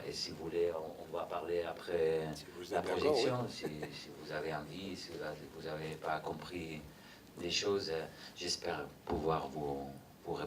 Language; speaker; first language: French; non-native, fluent; Spanish